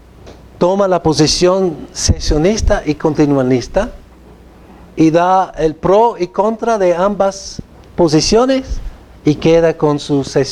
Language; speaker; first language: Spanish; non-native, fluent; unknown